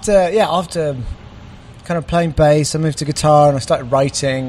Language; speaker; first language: English; native; English